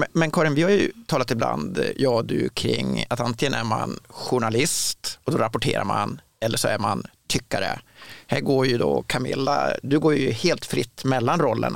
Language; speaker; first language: Swedish; native; Swedish